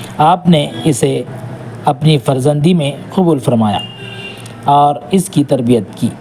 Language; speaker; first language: Urdu; native; Urdu